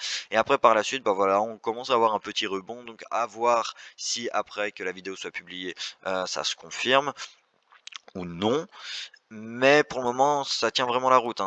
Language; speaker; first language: French; native; French